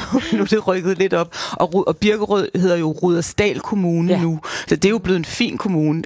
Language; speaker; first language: Danish; native; Danish